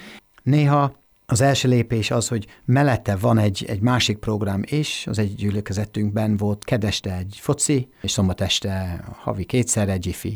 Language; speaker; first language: Hungarian; non-native, fluent; English